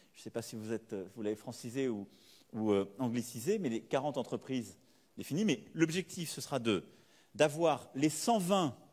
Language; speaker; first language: French; native; French